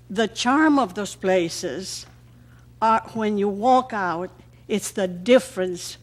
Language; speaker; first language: English; non-native, fluent; Greek